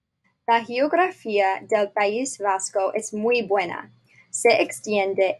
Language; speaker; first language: Spanish; non-native, learner; English